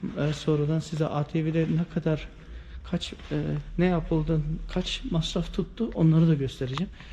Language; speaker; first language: Turkish; early bilingual, heritage; Turkish